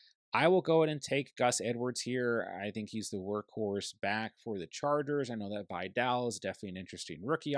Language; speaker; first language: English; native; English